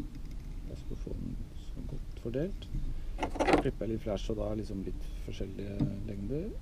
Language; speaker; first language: Norwegian; native; Norwegian